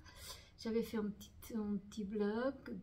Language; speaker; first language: French; non-native, fluent; Portuguese